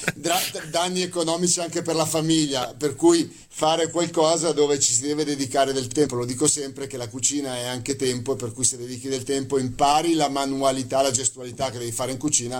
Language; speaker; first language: Italian; native; Italian